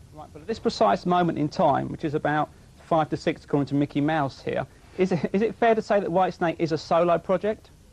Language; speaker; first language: English; native; English